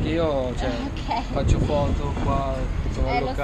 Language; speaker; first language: Italian; native; Italian